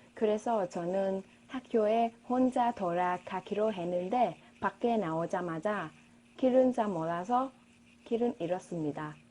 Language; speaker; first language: Korean; non-native, learner; Vietnamese